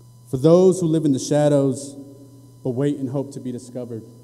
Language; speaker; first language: English; early bilingual, other home language; Spanish